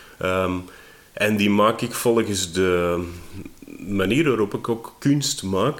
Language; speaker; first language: Dutch; native; Dutch